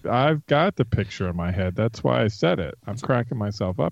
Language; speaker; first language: English; native; English